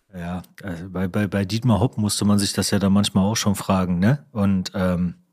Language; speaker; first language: German; native; German